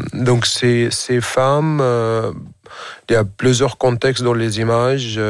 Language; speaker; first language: French; non-native, fluent; Arabic